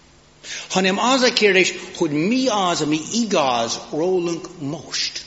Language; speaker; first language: Hungarian; non-native, fluent; English